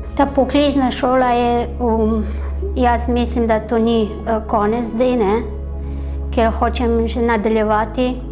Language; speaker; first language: Slovenian; non-native, learner; Nepali